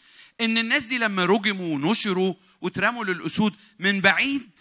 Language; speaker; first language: Arabic; native; Arabic